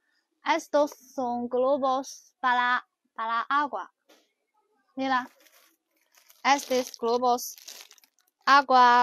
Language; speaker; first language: Spanish; non-native, learner; Chinese